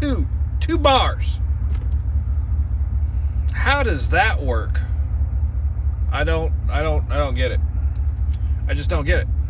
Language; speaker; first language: English; native; English